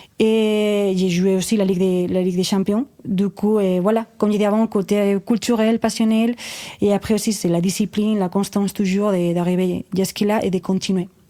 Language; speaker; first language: French; non-native, fluent; Spanish